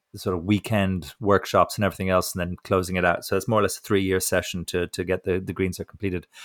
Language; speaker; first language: English; native; English